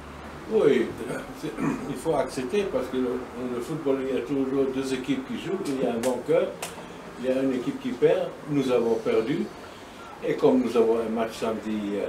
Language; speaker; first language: French; non-native, learner; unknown